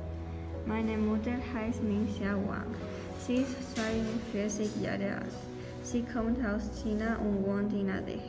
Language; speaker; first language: German; non-native, learner; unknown